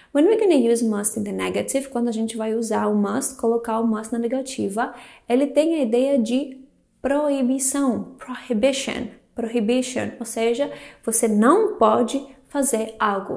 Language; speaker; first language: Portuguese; non-native, fluent; Greek